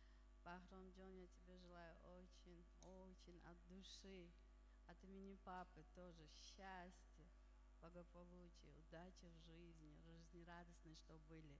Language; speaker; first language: Russian; non-native, local second language; Tajik